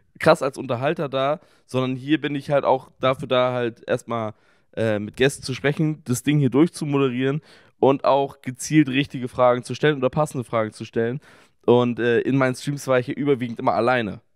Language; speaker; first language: German; native; German